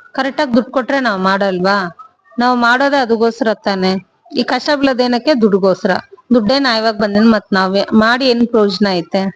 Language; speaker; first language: Kannada; non-native, local second language; Tamil